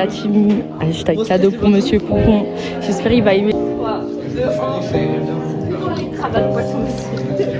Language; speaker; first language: French; native; French